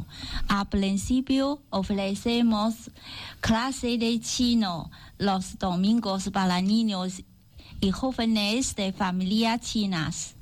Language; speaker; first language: Spanish; non-native, learner; Chinese